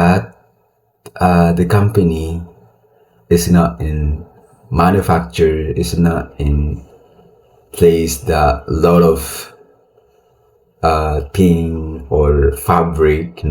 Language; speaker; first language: English; non-native, learner; Indonesian